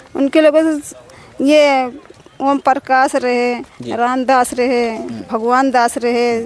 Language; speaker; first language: Hindi; native; Hindi